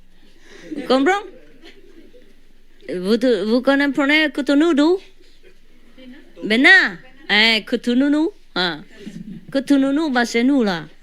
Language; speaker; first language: French; non-native, learner; Vietnamese